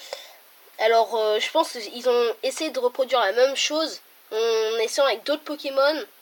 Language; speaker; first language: French; native; French